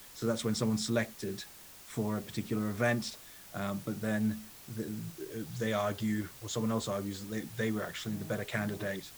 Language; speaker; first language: English; native; English